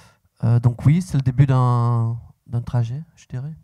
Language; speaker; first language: French; non-native, local second language; Dutch